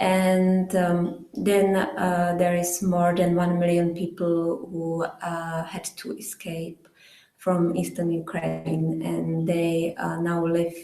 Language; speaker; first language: English; non-native, fluent; Czech